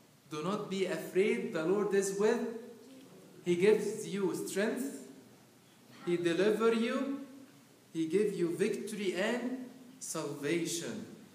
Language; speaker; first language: English; non-native, fluent; Arabic